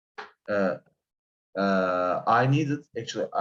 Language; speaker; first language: English; non-native, learner; Turkish